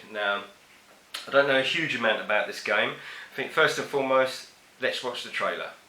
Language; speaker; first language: English; native; English